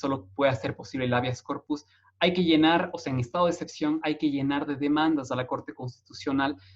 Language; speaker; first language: Spanish; native; Spanish